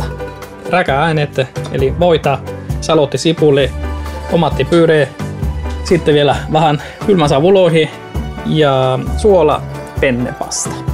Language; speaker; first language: Finnish; non-native, fluent; Italian